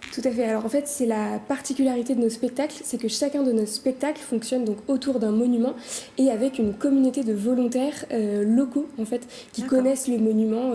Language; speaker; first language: French; native; French